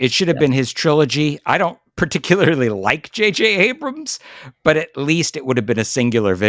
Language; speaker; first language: English; native; English